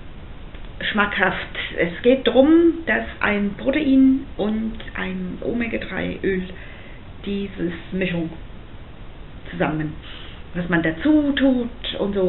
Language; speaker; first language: German; non-native, fluent; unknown